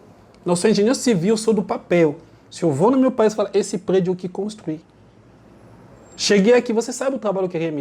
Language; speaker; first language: Portuguese; non-native, learner; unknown